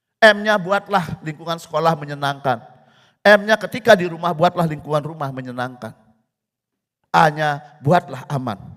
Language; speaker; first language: Indonesian; non-native, local second language; Balinese